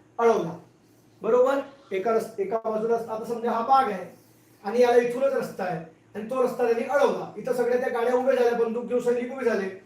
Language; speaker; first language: Marathi; non-native, local second language; Hindi